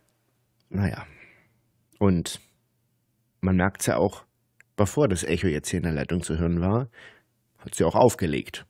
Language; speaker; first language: German; native; German